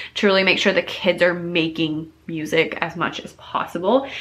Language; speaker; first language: English; native; English